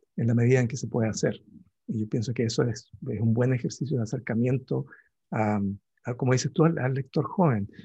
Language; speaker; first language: Spanish; native; Spanish